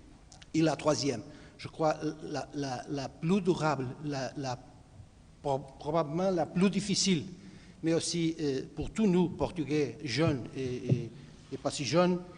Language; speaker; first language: French; non-native, fluent; Portuguese